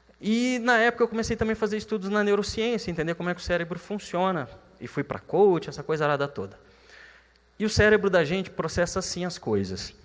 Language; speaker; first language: Portuguese; native; Portuguese